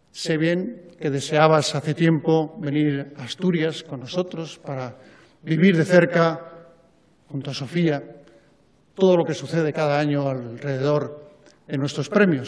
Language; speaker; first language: Spanish; native; Spanish